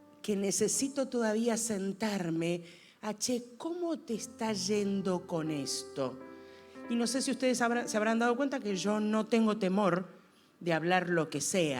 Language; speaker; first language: Spanish; native; Spanish